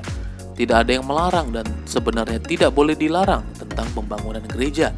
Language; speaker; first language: Indonesian; native; Indonesian